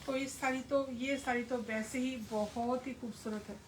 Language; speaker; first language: Hindi; non-native, local second language; Bangla